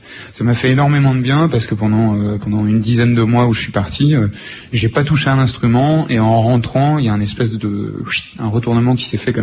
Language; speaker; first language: French; native; French